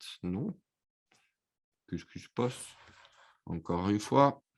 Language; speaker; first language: French; non-native, local second language; Dutch